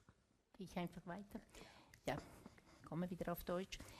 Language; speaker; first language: German; non-native, local second language; Italian